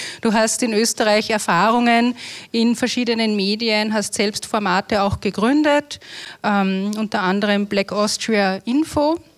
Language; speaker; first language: German; early bilingual, other home language; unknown